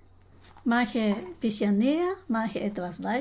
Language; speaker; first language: German; non-native, learner; Japanese